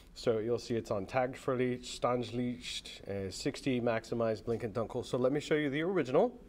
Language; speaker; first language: English; native; English